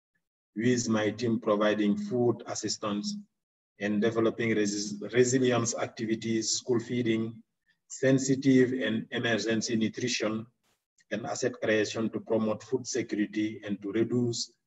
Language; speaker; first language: English; non-native, learner; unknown